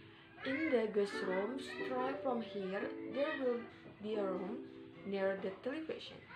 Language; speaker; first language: English; non-native, learner; Indonesian